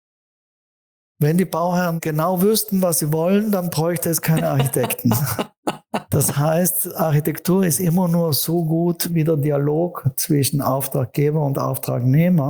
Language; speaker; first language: German; native; German